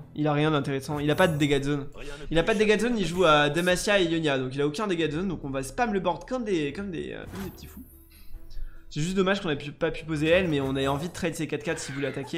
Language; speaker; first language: French; native; French